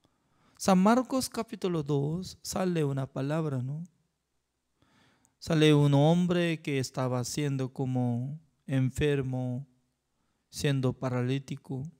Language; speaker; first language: Spanish; non-native, fluent; Korean